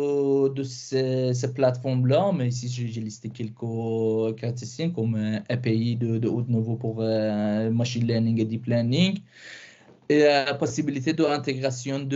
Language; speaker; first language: French; non-native, fluent; Persian